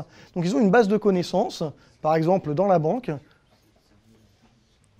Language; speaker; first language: French; native; French